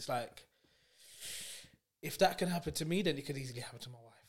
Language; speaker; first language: English; native; English